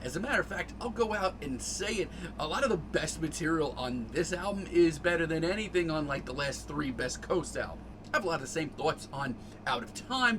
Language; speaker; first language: English; native; English